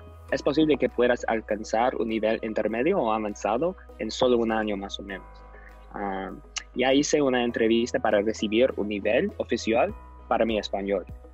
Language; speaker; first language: Spanish; non-native, learner; English